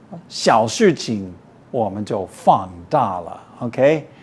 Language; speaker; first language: Chinese; non-native, fluent; English